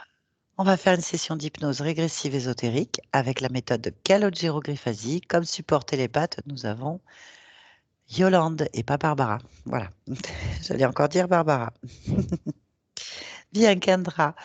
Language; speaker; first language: French; native; French